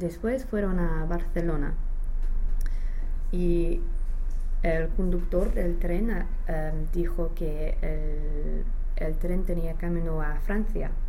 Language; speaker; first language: Spanish; non-native, fluent; English